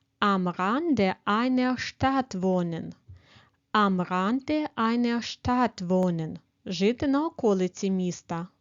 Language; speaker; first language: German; non-native, fluent; Ukrainian